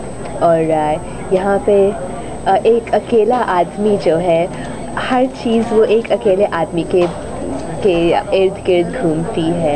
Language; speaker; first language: Hindi; native; Hindi